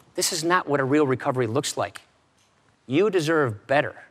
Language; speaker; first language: English; native; English